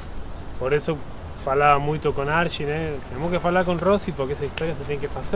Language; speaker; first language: Portuguese; non-native, fluent; Spanish